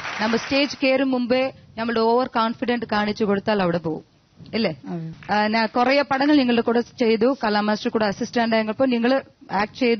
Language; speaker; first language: Malayalam; non-native, fluent; Tamil